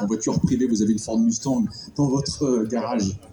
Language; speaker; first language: French; native; French